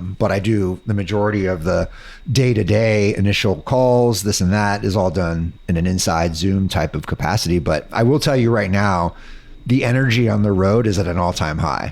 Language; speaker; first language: English; native; English